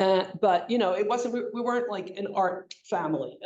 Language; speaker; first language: English; native; English